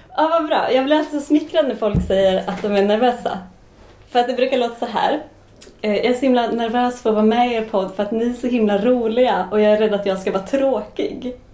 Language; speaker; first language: Swedish; native; Swedish